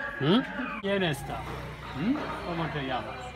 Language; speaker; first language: Spanish; non-native, learner; German